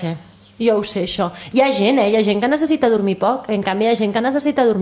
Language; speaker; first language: Catalan; native; Catalan